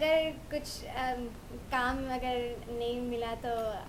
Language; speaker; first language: Hindi; early bilingual, heritage; Hindi